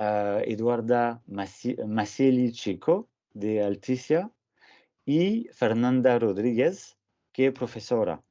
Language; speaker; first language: Portuguese; non-native, fluent; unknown